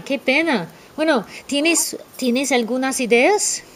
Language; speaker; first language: Spanish; non-native, fluent; English